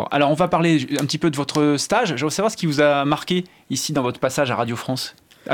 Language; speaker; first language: French; native; French